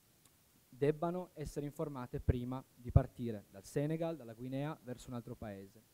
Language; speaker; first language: Italian; native; Italian